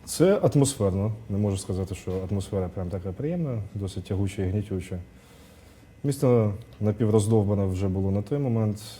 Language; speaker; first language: Ukrainian; non-native, local second language; Russian